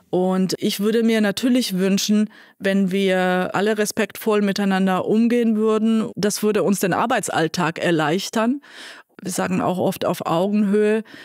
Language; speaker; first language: German; non-native, fluent; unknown